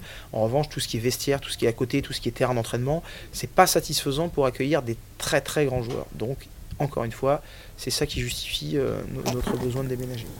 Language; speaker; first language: French; native; French